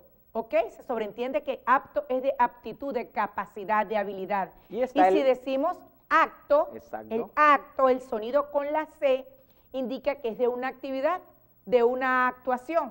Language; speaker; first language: Spanish; native; Spanish